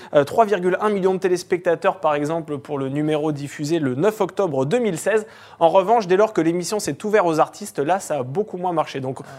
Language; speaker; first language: French; native; French